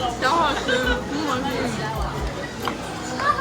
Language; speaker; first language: Chinese; non-native, learner; Korean